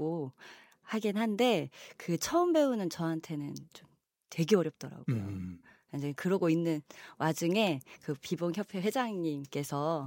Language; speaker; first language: Korean; native; Korean